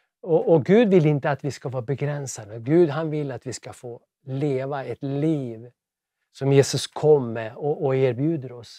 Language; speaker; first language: Swedish; native; Swedish